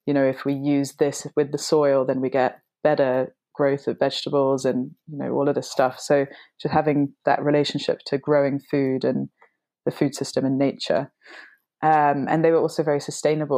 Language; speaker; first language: English; native; English